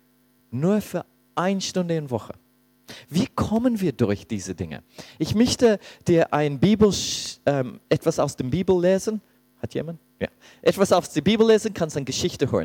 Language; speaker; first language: German; non-native, fluent; English